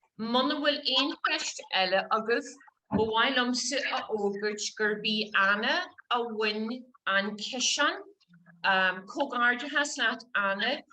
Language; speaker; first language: Irish; native; Irish